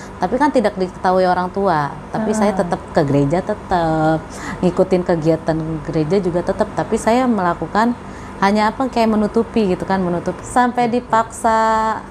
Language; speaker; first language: Indonesian; native; Indonesian